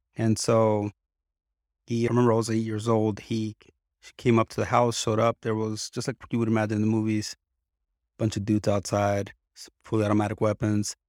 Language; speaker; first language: English; early bilingual, other home language; Spanish